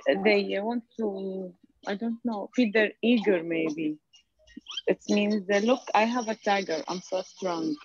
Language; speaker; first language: English; non-native, fluent; Arabic